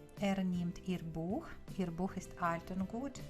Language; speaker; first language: German; non-native, fluent; Ukrainian